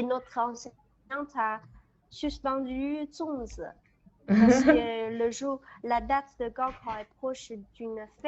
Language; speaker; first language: French; non-native, learner; Chinese